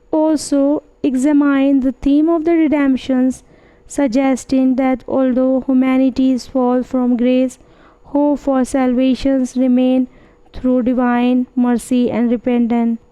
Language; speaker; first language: English; non-native, fluent; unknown